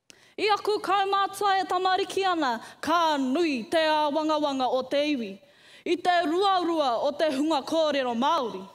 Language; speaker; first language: Māori; non-native, local second language; English